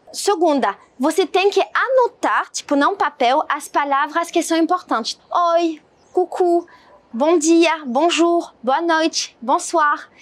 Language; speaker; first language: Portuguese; non-native, fluent; French